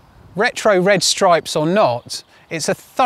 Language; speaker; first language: English; native; English